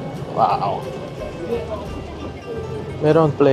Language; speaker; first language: Filipino; non-native, learner; Korean